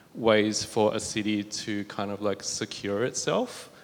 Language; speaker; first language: English; native; English